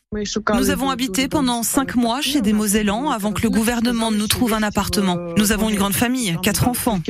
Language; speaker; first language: French; non-native, fluent; Ukrainian